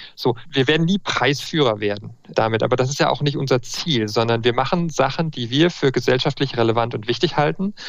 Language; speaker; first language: German; native; German